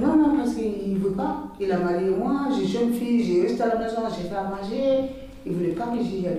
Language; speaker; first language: French; non-native, learner; Bambara